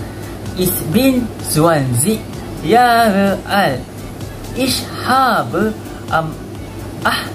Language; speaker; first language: German; non-native, learner; Malay